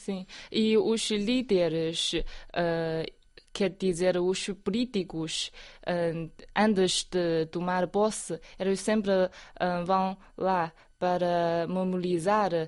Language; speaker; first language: Portuguese; non-native, fluent; Chinese